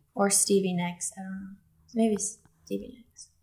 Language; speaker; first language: English; native; English